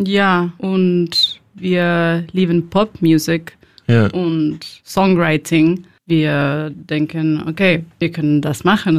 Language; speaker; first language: German; non-native, learner; Spanish